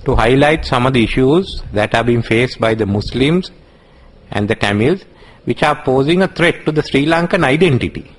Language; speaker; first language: English; non-native, local second language; Sinhala